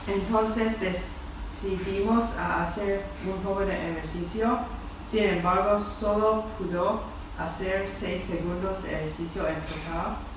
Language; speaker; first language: Spanish; non-native, learner; English